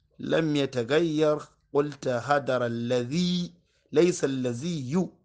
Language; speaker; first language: Arabic; non-native, fluent; Hausa